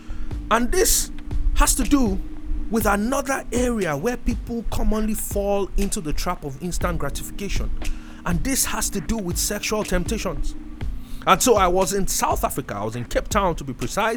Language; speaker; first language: English; non-native, local second language; Yoruba